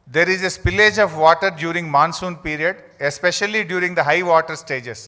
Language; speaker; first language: English; non-native, local second language; Telugu